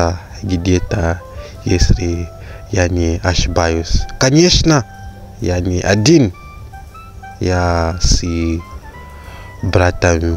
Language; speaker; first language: Russian; non-native, fluent; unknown